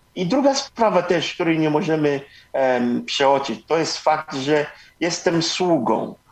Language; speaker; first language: Polish; non-native, fluent; Igbo